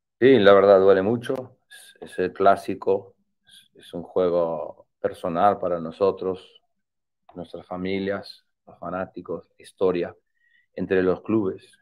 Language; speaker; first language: Spanish; early bilingual, heritage; Spanish